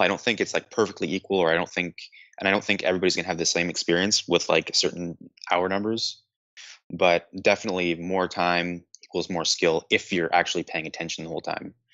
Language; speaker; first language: English; native; English